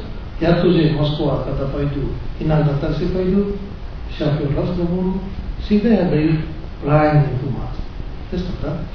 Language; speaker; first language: Russian; non-native, learner; Tibetan